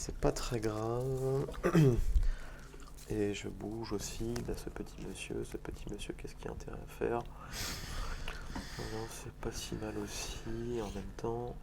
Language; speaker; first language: French; native; French